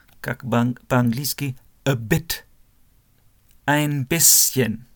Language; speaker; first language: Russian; non-native, learner; German